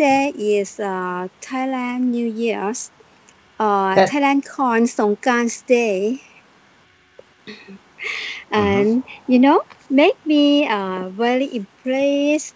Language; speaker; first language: English; non-native, learner; Thai